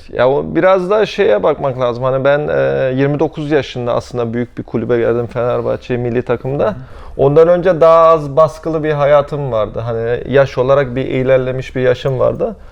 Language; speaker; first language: Turkish; early bilingual, heritage; Turkish